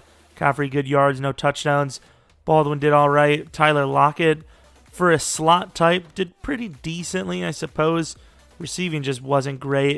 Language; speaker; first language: English; native; English